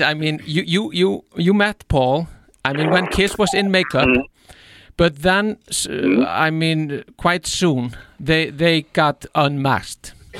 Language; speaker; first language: English; non-native, fluent; Icelandic